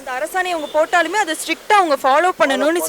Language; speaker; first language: Tamil; native; Tamil